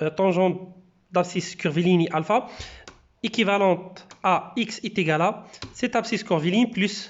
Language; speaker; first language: French; non-native, local second language; Arabic